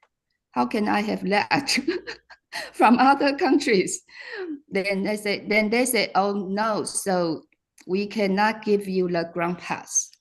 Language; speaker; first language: English; non-native, fluent; Chinese